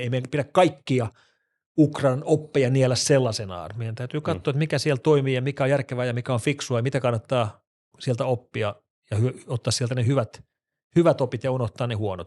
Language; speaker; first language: Finnish; native; Finnish